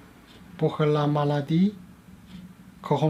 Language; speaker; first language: French; non-native, learner; Chinese